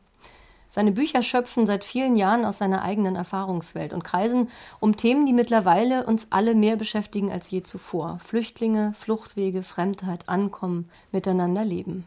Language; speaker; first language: German; native; German